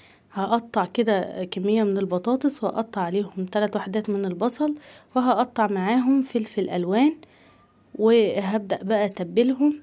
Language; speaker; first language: Arabic; native; Arabic